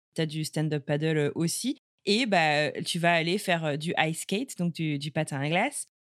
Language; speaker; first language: French; native; French